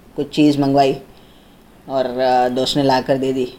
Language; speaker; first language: Hindi; non-native, local second language; Marathi